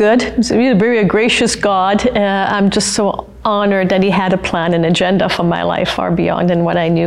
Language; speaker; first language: English; non-native, fluent; French